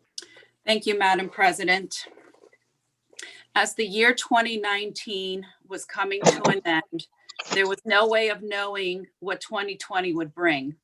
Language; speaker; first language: English; native; English